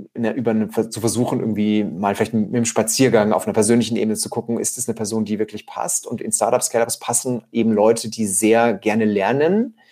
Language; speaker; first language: German; native; German